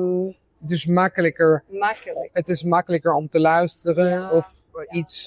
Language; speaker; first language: Dutch; non-native, fluent; Italian